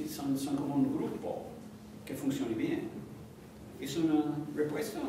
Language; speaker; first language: Spanish; non-native, fluent; English